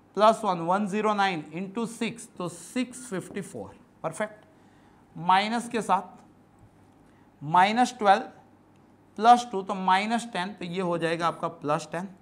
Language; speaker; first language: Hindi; non-native, local second language; Gujarati